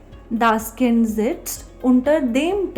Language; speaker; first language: German; non-native, fluent; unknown